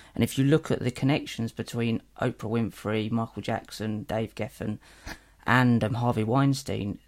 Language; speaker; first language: English; native; English